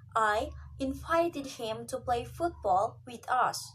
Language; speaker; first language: English; non-native, learner; Indonesian